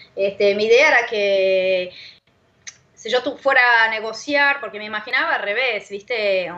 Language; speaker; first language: Spanish; non-native, fluent; Portuguese